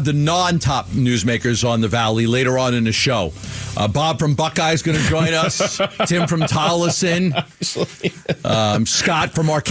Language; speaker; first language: English; native; English